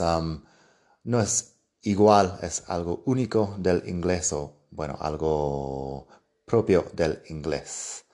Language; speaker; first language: Spanish; non-native, fluent; English